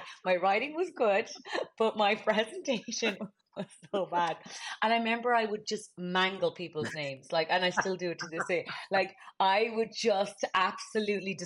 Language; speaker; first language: English; native; English